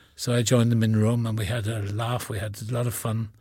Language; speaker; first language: English; native; English